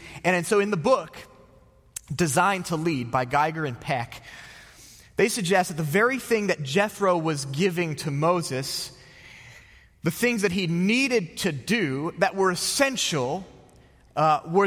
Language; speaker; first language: English; native; English